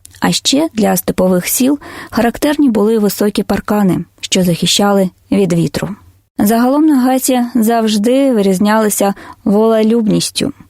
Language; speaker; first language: Ukrainian; non-native, local second language; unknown